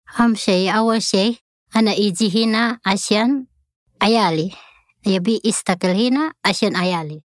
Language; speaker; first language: Arabic; non-native, learner; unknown